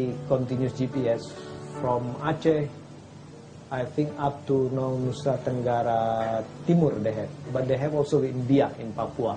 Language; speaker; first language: English; non-native, fluent; Indonesian